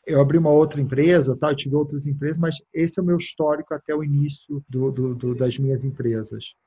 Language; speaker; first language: Portuguese; early bilingual, heritage; Portuguese